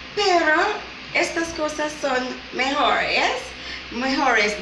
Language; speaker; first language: Spanish; non-native, fluent; English